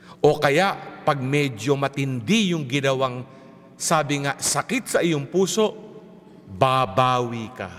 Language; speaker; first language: Filipino; native; Filipino